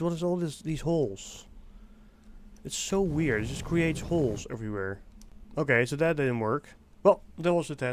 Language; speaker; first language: English; non-native, fluent; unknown